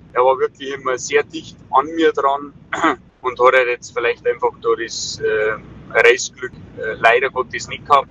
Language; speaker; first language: German; native; German